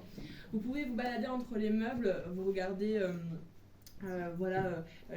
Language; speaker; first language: French; native; French